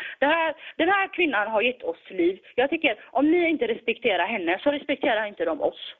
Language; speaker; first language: Swedish; early bilingual, other home language; Tigrinya